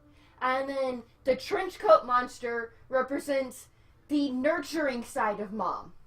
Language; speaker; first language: English; native; English